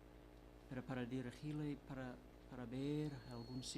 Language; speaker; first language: Spanish; non-native, fluent; English